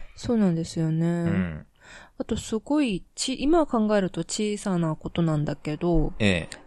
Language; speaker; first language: Japanese; early bilingual, heritage; Korean